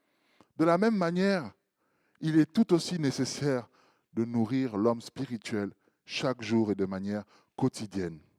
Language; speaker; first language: French; native; French